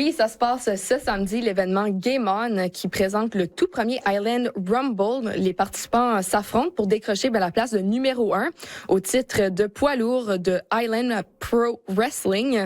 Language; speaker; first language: French; native; French